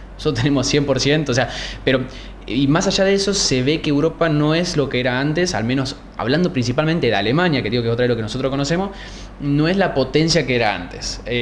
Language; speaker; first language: Spanish; native; Spanish